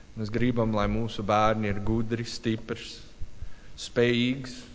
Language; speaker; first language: Latvian; non-native, learner; English